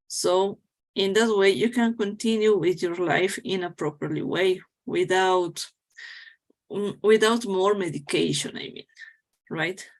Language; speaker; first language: English; non-native, fluent; Spanish